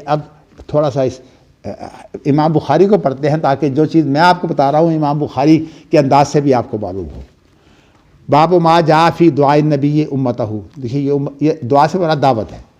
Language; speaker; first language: Urdu; non-native, local second language; Punjabi